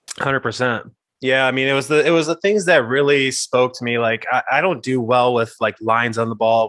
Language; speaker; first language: English; native; English